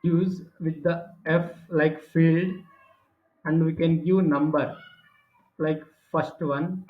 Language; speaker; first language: English; non-native, local second language; Telugu